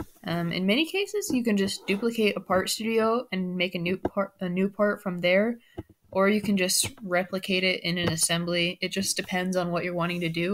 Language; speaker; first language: English; native; English